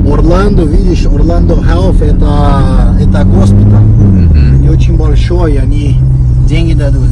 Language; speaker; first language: Russian; non-native, fluent; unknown